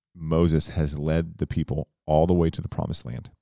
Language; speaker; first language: English; native; English